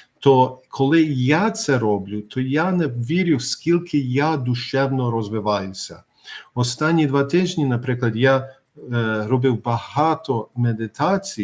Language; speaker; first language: Ukrainian; early bilingual, heritage; Ukrainian